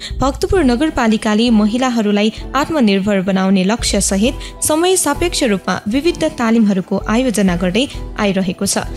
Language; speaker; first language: Nepali; non-native, local second language; Newari